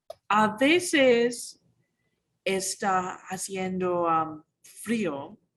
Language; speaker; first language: Spanish; non-native, learner; English